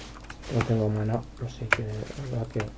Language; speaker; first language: Spanish; native; Spanish